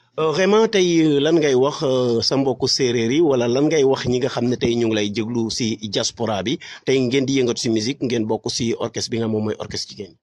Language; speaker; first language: Wolof; non-native, local second language; Serer